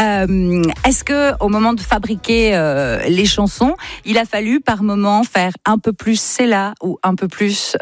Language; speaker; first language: French; native; French